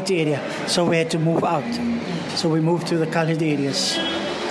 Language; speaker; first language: English; non-native, local second language; Afrikaans